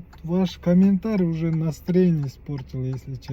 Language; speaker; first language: Russian; non-native, learner; Kyrgyz